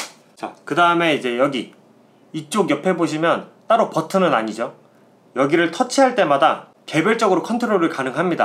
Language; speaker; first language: Korean; native; Korean